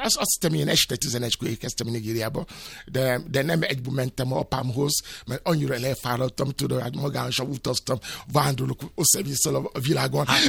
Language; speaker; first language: Hungarian; non-native, fluent; Yoruba